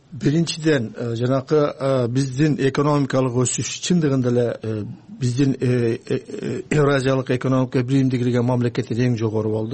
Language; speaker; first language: Kyrgyz; native; Kyrgyz